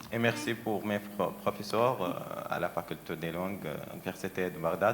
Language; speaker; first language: French; non-native, learner; Arabic